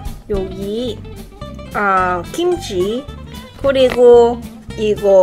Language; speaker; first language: Korean; non-native, learner; Cantonese